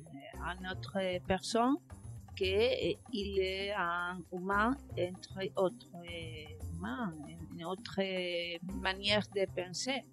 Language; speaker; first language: French; non-native, learner; Spanish